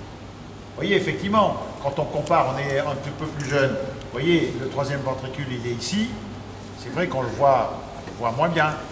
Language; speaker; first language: French; native; French